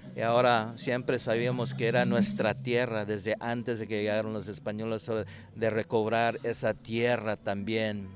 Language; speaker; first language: Spanish; native; Spanish